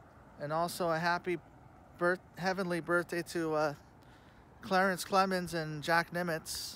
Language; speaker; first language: English; native; English